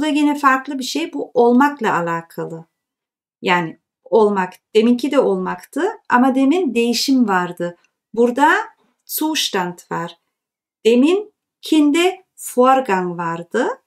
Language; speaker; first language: Turkish; early bilingual, heritage; Turkish